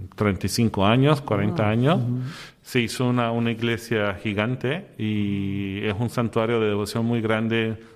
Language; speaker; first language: Spanish; native; Spanish